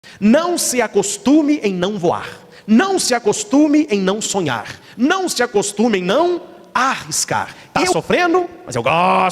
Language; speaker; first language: Portuguese; native; Portuguese